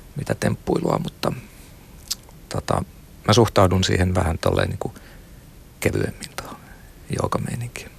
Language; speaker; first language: Finnish; native; Finnish